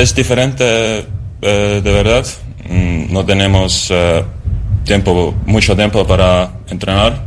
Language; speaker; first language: Spanish; non-native, learner; Estonian